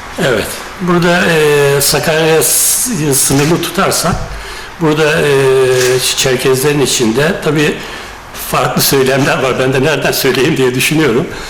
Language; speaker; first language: Turkish; native; Turkish